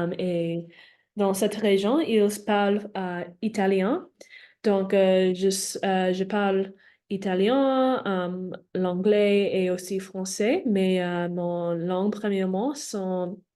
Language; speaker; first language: French; non-native, learner; English